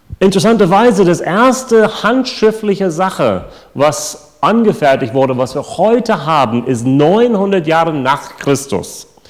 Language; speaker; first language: German; non-native, fluent; English